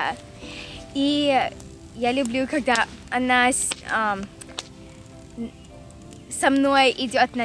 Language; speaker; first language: Russian; early bilingual, heritage; Russian